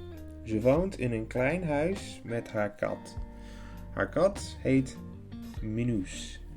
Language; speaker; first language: Dutch; early bilingual, heritage; English